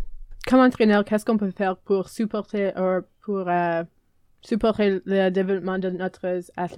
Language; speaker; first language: French; non-native, learner; English